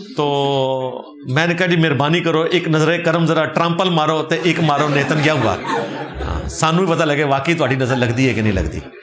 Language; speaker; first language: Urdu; non-native, local second language; Punjabi